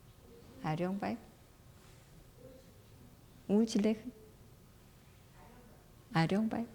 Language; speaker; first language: Mongolian; non-native, fluent; Korean